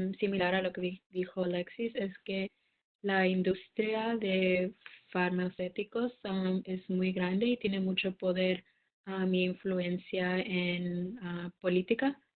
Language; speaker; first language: Spanish; non-native, fluent; English